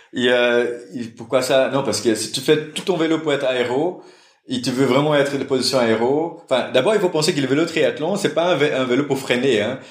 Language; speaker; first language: French; non-native, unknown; Portuguese